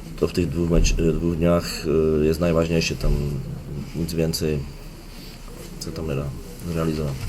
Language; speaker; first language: Polish; non-native, learner; Czech